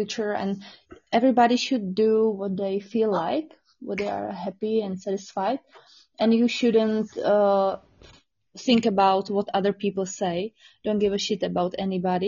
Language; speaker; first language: English; non-native, learner; Czech